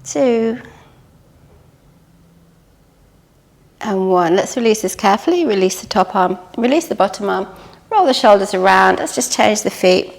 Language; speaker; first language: English; native; English